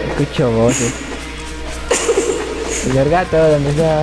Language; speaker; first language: Spanish; native; Spanish